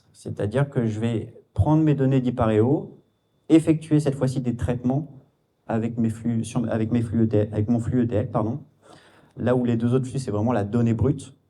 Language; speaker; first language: French; native; French